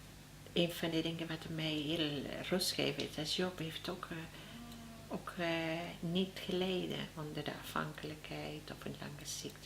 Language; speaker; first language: Dutch; non-native, learner; Spanish